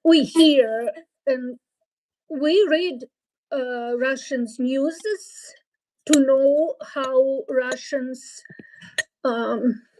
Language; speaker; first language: English; non-native, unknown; Ukrainian